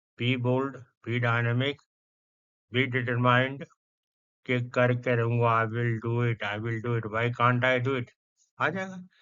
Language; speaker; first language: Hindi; non-native, local second language; Punjabi